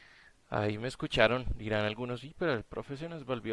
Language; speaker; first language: Spanish; native; Spanish